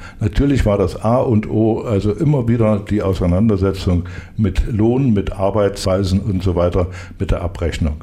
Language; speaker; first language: German; native; German